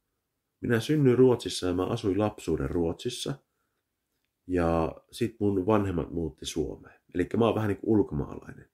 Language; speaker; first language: Finnish; early bilingual, heritage; Finnish